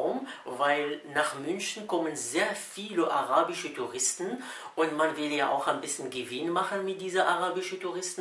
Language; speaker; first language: German; non-native, fluent; Arabic